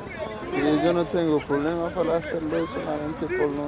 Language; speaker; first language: Spanish; non-native, learner; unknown